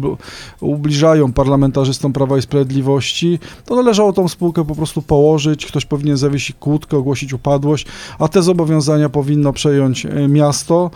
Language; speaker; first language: Polish; native; Polish